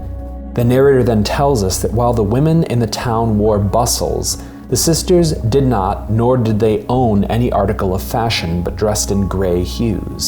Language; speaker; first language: English; native; English